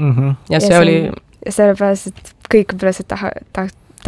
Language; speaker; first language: Estonian; non-native, local second language; Russian